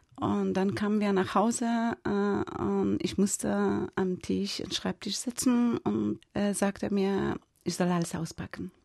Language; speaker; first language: German; non-native, fluent; Persian